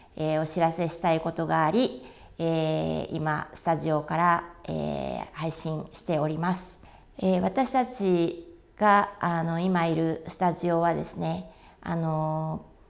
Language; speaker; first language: Japanese; native; Japanese